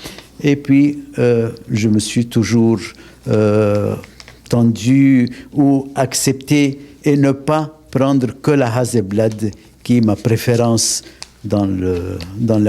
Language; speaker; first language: French; non-native, local second language; Arabic